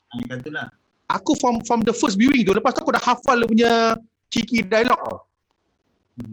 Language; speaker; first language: Malay; native; Malay